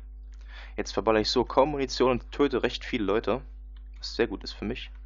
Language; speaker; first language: German; native; German